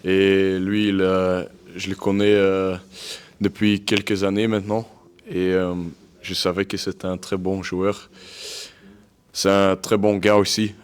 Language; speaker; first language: French; non-native, local second language; Dutch